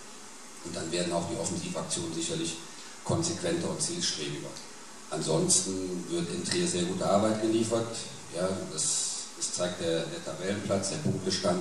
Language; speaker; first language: German; native; German